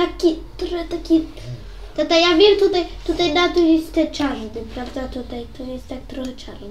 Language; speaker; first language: Polish; early bilingual, heritage; Polish